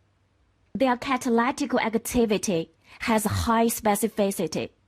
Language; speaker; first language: English; non-native, fluent; Chinese